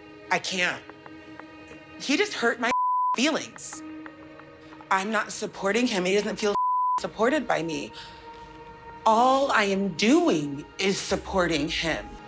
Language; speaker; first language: English; native; English